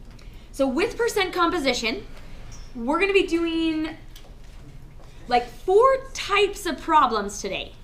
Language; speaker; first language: English; native; English